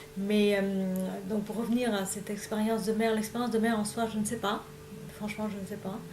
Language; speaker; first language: French; non-native, fluent; Vietnamese